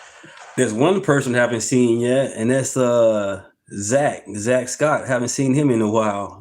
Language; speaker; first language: English; native; English